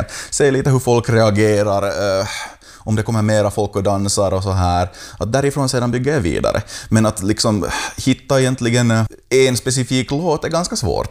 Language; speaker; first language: Swedish; native; Swedish